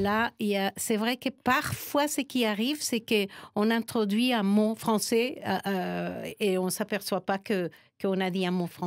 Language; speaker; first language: French; non-native, fluent; Spanish